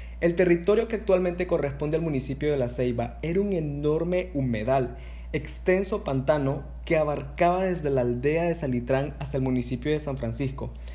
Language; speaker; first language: Spanish; non-native, local second language; English